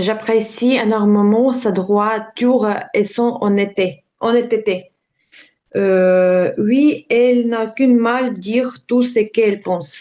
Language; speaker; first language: French; non-native, learner; Ukrainian